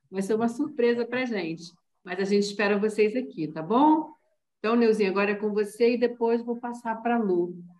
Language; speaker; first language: Portuguese; native; Portuguese